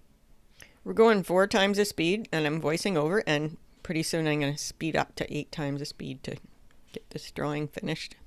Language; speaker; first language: English; native; English